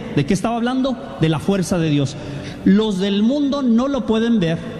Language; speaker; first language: Spanish; native; Spanish